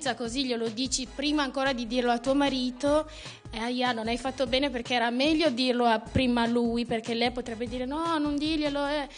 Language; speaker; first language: Italian; non-native, fluent; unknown